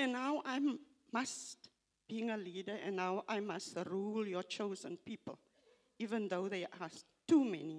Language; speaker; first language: English; non-native, local second language; Afrikaans